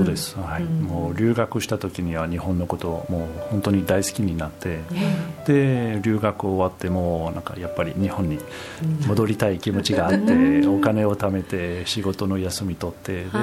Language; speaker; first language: Japanese; non-native, fluent; French